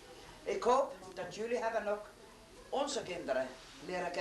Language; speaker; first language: Dutch; non-native, learner; Estonian